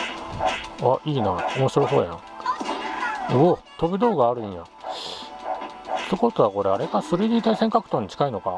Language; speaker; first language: Japanese; native; Japanese